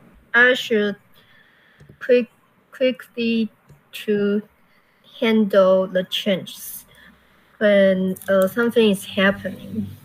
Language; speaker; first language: English; non-native, learner; Chinese